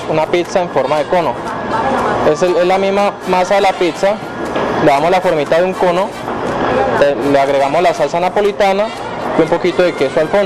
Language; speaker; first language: Spanish; native; Spanish